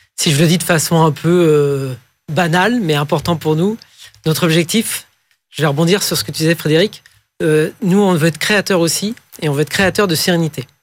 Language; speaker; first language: French; native; French